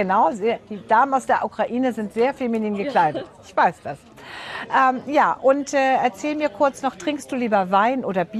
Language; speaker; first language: German; native; German